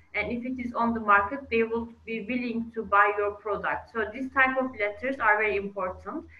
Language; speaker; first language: English; non-native, fluent; Turkish